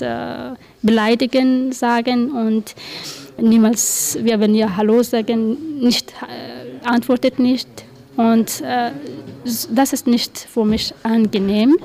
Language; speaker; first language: German; non-native, learner; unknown